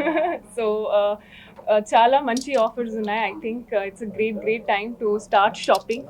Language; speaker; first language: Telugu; non-native, learner; Hindi